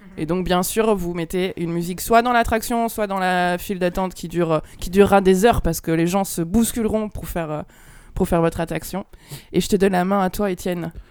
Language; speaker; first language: French; native; French